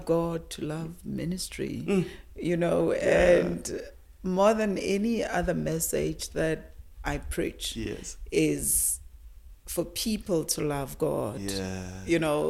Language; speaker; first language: English; non-native, local second language; Zulu